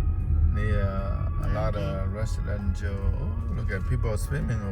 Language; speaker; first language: English; non-native, learner; Khmer